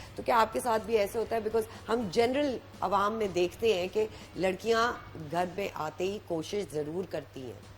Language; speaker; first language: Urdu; native; Urdu